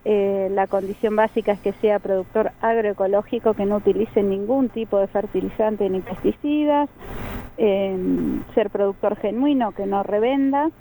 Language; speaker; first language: Spanish; native; Spanish